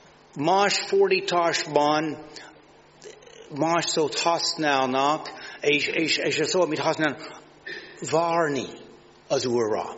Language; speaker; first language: Hungarian; non-native, learner; English